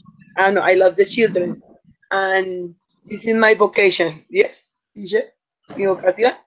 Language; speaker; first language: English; non-native, learner; Spanish